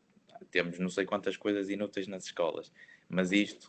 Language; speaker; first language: Portuguese; native; Portuguese